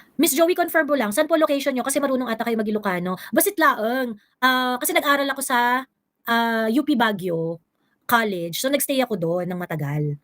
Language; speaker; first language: Filipino; native; Filipino